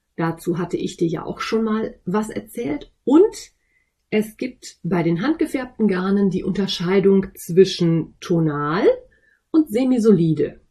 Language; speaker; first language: German; native; German